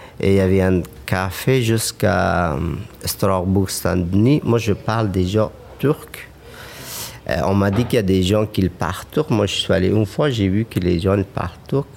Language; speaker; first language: French; non-native, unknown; Persian